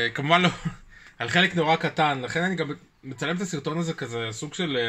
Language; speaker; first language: Hebrew; early bilingual, other home language; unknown